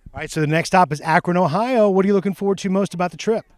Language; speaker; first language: English; native; English